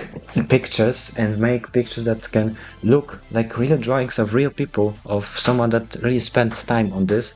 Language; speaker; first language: English; non-native, fluent; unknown